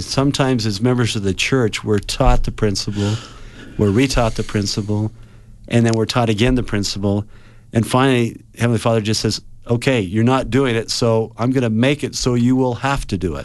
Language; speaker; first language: English; native; English